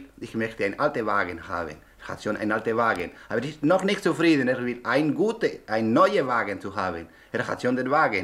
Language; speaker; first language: German; non-native, learner; Spanish